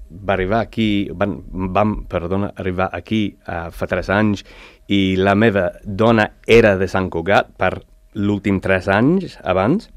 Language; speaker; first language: Catalan; non-native, learner; English